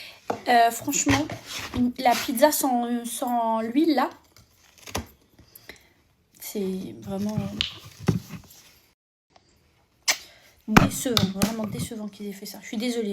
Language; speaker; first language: French; native; French